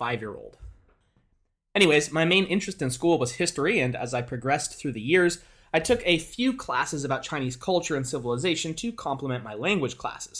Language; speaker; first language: English; native; English